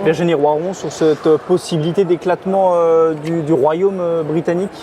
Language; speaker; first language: French; native; French